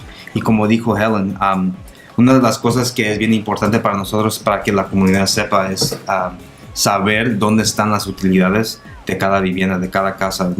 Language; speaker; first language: Spanish; non-native, local second language; English